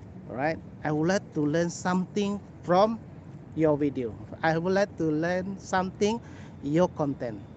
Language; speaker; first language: English; non-native, local second language; Malay